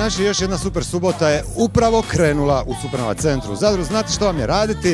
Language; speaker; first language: Croatian; native; Croatian